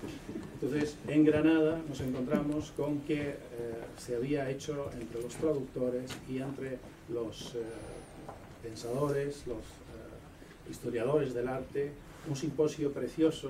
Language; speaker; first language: Spanish; native; Spanish